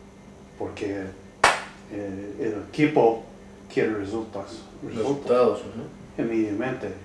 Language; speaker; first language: Spanish; non-native, learner; English